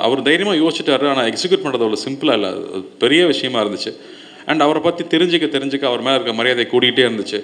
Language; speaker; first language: Tamil; native; Tamil